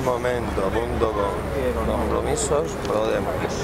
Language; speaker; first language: Spanish; native; Spanish